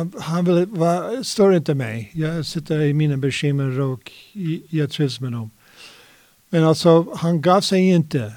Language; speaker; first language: Swedish; non-native, fluent; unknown